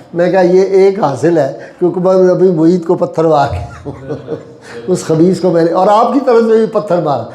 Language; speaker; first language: Urdu; non-native, local second language; Punjabi